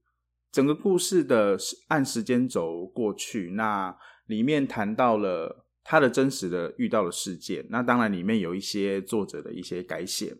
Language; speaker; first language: Chinese; native; Chinese